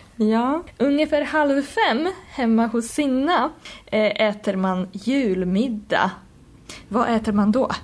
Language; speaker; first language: Swedish; non-native, fluent; Polish